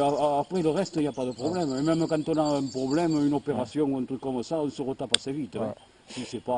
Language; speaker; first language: French; native; French